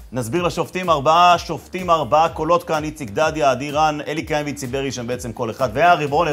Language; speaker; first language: Hebrew; native; Hebrew